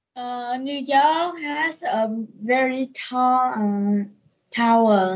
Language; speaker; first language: English; non-native, learner; Vietnamese